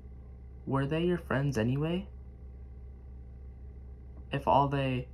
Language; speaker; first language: English; native; English